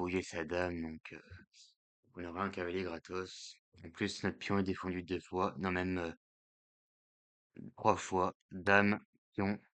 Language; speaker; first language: French; native; French